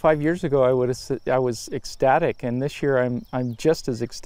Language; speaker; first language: English; native; English